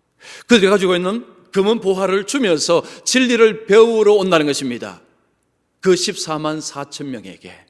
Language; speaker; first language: Korean; native; Korean